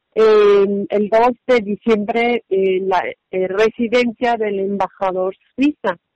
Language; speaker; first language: Spanish; non-native, fluent; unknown